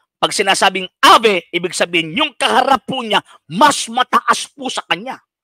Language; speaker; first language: Filipino; non-native, local second language; Cebuano